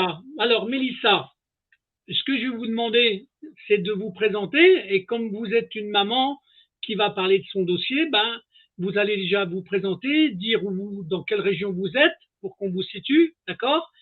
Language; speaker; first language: French; native; French